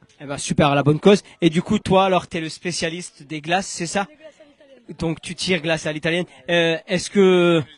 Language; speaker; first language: French; native; French